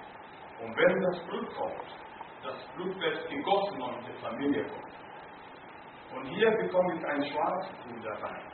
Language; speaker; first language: German; non-native, learner; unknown